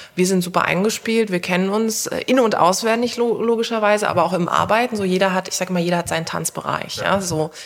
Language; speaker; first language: German; early bilingual, other home language; Turkish